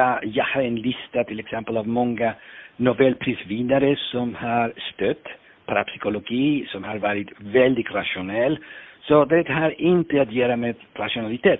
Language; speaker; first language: Swedish; non-native, fluent; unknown